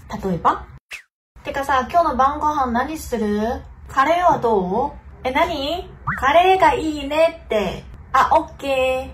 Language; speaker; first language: Japanese; non-native, fluent; Chinese